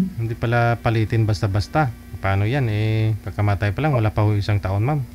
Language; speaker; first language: Filipino; native; Filipino